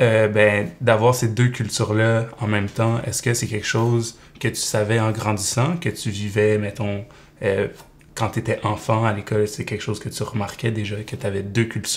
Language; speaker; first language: French; native; French